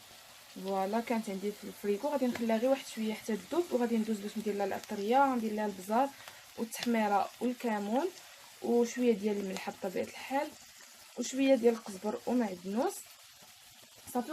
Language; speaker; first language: Arabic; native; Arabic